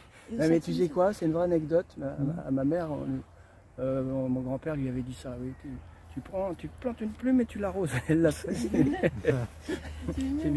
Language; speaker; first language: French; native; French